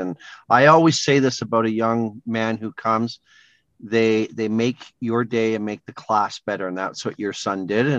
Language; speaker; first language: English; native; English